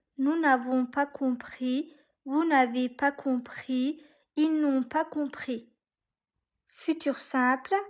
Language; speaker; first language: French; non-native, learner; Turkish